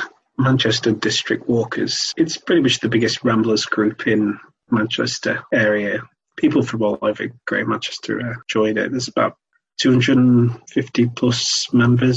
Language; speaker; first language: English; native; English